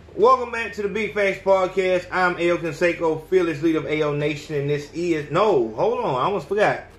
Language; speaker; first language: English; native; English